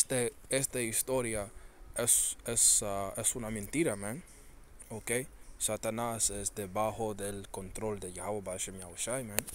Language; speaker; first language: Spanish; early bilingual, heritage; Spanish